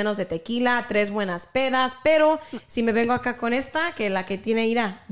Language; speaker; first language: Spanish; early bilingual, heritage; Spanish